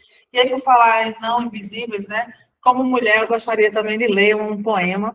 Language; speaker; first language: Portuguese; native; Portuguese